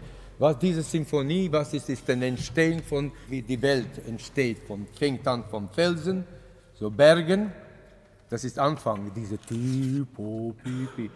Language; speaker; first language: German; non-native, fluent; Latvian